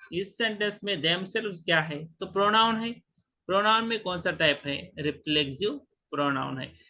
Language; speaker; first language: Hindi; non-native, local second language; Marathi